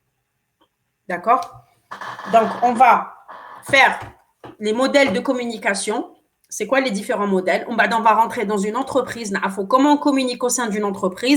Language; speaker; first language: French; non-native, local second language; Arabic